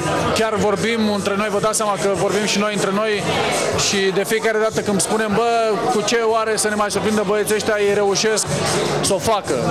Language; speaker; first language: Romanian; native; Romanian